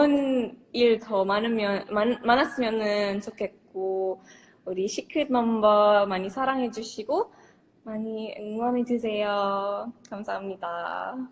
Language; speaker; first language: Korean; non-native, fluent; Indonesian